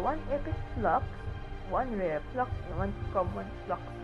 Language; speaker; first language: English; non-native, local second language; Filipino